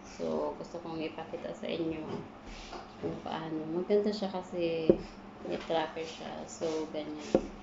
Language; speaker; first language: Filipino; non-native, local second language; Hiligaynon